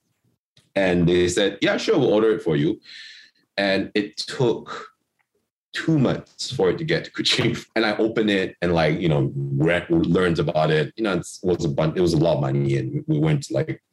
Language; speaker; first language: English; non-native, local second language; Chinese